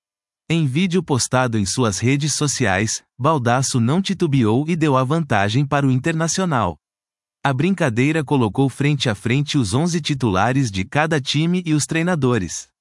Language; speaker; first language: Portuguese; native; Portuguese